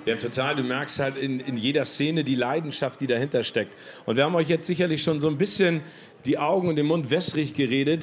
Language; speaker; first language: German; native; German